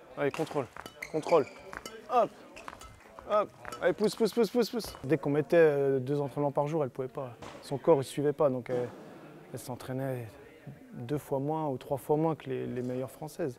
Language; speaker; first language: French; native; French